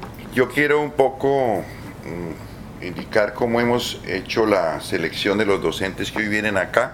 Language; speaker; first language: Spanish; native; Spanish